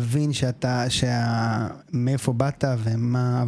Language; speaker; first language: Hebrew; native; Hebrew